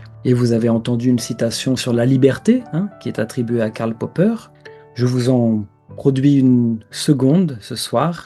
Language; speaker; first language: French; native; French